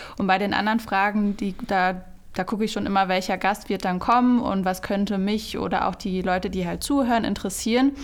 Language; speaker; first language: German; native; German